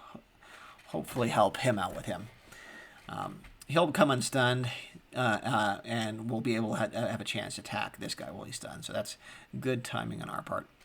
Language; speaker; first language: English; native; English